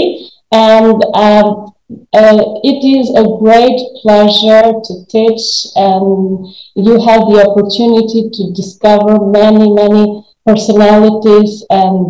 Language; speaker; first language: English; non-native, fluent; Albanian